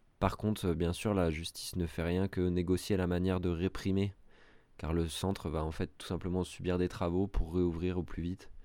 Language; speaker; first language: French; native; French